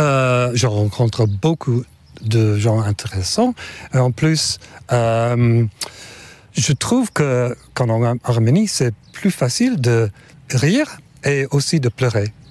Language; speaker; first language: French; non-native, fluent; English